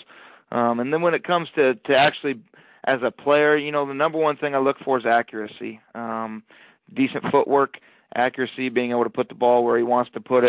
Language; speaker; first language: English; native; English